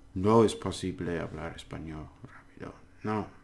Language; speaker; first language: Spanish; non-native, learner; English